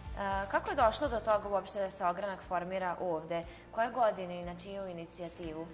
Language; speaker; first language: Serbian; native; Serbian